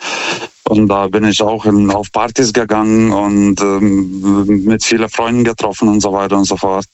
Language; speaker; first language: German; non-native, fluent; Lithuanian